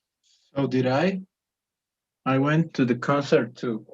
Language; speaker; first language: English; non-native, learner; Spanish